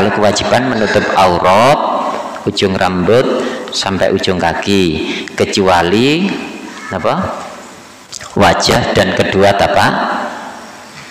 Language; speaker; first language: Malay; non-native, local second language; Javanese